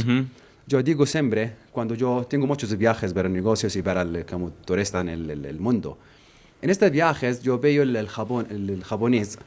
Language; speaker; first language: Spanish; non-native, learner; Arabic